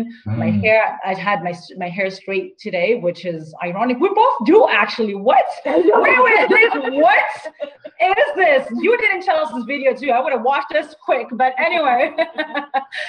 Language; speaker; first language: English; non-native, fluent; Arabic